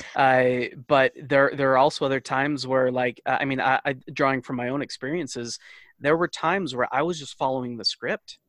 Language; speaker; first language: English; native; English